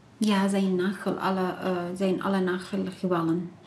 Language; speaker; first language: Dutch; non-native, learner; Arabic